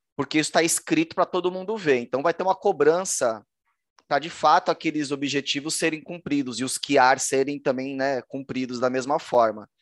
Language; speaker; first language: Portuguese; native; Portuguese